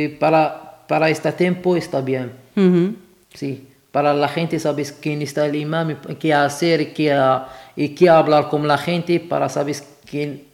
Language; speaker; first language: Spanish; non-native, learner; Arabic